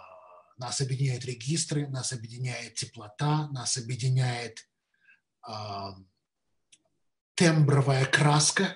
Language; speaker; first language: Russian; native; Russian